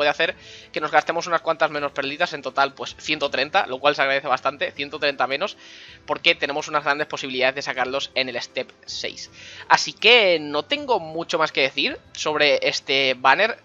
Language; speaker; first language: Spanish; native; Spanish